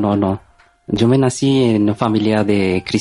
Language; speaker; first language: Spanish; non-native, learner; Bangla